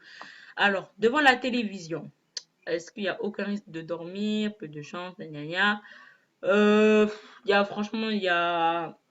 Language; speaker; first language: French; native; French